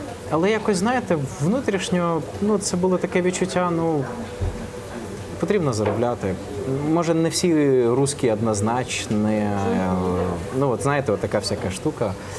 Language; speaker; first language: Ukrainian; non-native, local second language; Russian